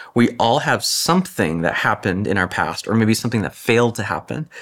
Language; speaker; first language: English; native; English